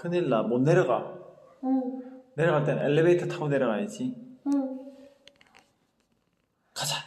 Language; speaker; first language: Korean; native; Korean